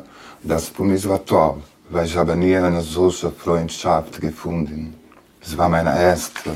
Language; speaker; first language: German; non-native, learner; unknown